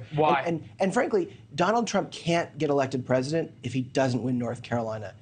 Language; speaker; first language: English; native; English